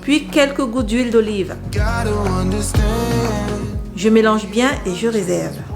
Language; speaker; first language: French; native; French